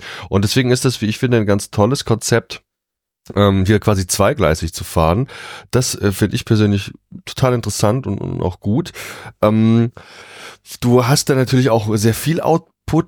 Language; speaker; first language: German; native; German